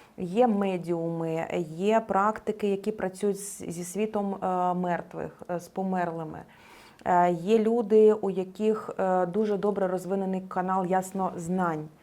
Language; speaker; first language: Ukrainian; non-native, local second language; Russian